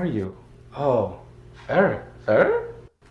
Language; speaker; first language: English; native; English